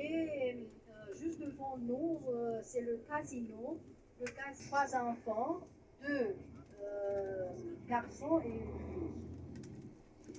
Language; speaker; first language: French; non-native, fluent; Romanian